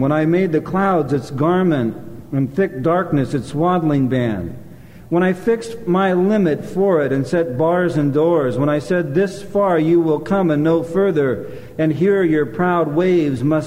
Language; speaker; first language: English; native; English